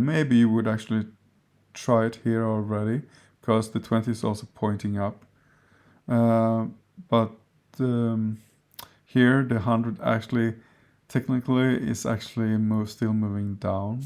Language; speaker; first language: English; non-native, fluent; Swedish